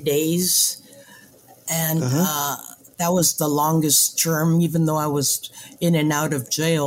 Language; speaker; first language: English; native; English